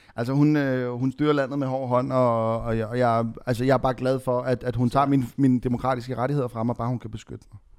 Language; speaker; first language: Danish; early bilingual, other home language; Arabic